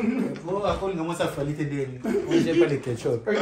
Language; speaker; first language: French; non-native, local second language; Lingala